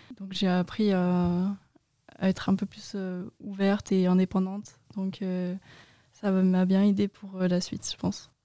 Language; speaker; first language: French; native; French